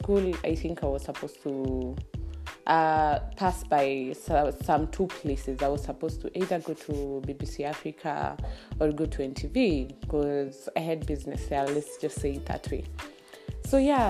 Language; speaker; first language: English; non-native, local second language; Swahili